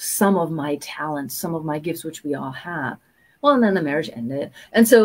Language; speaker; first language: English; non-native, fluent; German